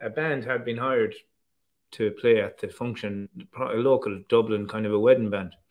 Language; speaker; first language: English; native; English